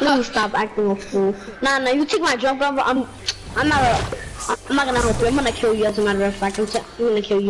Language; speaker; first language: English; early bilingual, other home language; Spanish